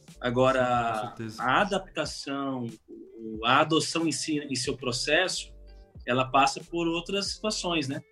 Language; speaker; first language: Portuguese; native; Portuguese